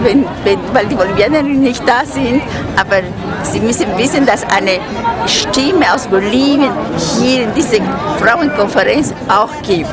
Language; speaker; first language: German; non-native, fluent; Spanish